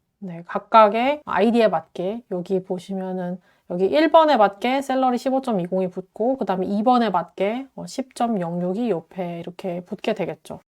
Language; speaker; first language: Korean; native; Korean